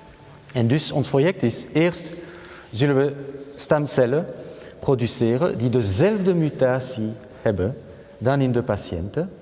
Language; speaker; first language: Dutch; non-native, local second language; French